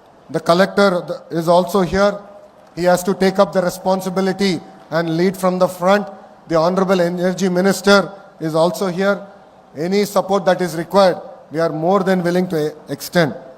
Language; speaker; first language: English; non-native, local second language; Telugu